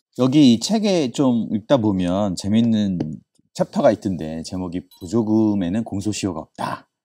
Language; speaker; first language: Korean; native; Korean